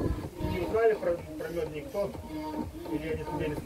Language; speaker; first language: Russian; non-native, fluent; Lithuanian